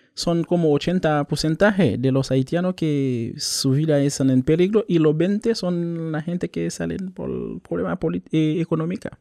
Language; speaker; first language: Spanish; non-native, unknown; Haitian Creole